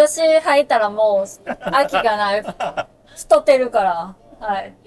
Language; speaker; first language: Japanese; non-native, fluent; Cantonese